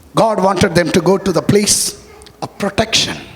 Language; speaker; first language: English; non-native, local second language; Malayalam